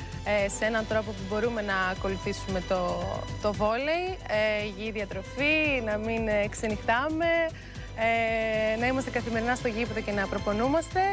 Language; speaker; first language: Greek; native; Greek